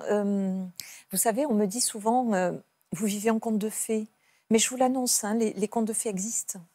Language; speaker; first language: French; native; French